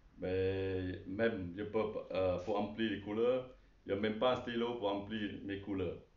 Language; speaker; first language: French; non-native, learner; Chinese